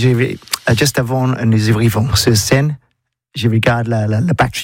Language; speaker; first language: French; non-native, learner; English